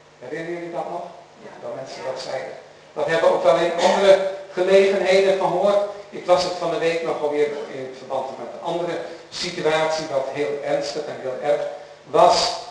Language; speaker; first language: Dutch; native; Dutch